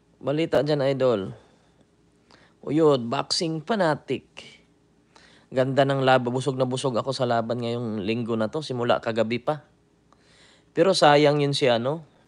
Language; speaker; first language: Filipino; native; Filipino